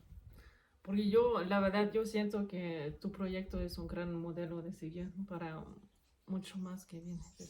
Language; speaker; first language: Spanish; non-native, fluent; German